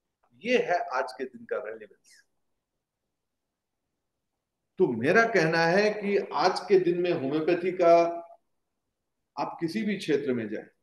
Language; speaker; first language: Hindi; native; Hindi